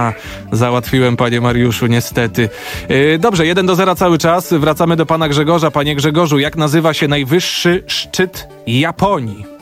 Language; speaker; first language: Polish; native; Polish